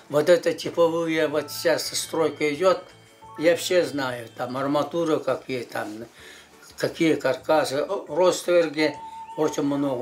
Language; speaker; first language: Russian; non-native, local second language; Yakut